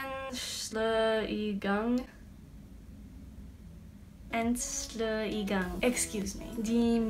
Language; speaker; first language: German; non-native, learner; English